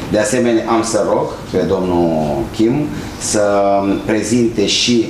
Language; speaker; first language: Romanian; native; Romanian